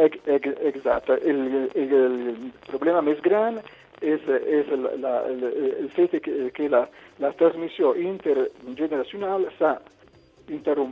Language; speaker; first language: Catalan; non-native, local second language; Italian